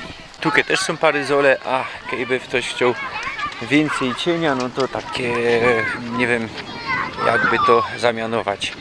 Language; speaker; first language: Polish; non-native, local second language; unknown